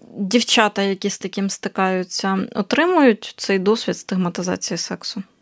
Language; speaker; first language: Ukrainian; native; Ukrainian